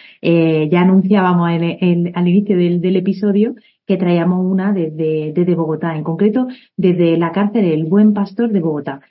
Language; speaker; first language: Spanish; native; Spanish